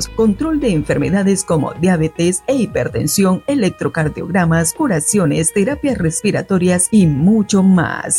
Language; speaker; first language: Spanish; native; Spanish